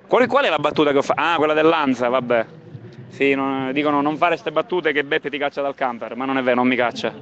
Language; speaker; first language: Italian; native; Italian